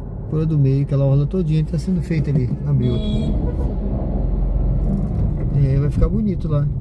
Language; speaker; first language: Portuguese; native; Portuguese